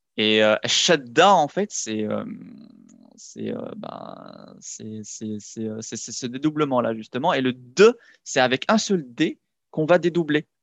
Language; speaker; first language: French; non-native, local second language; Arabic